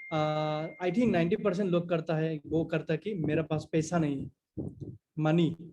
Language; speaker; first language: Hindi; non-native, local second language; Assamese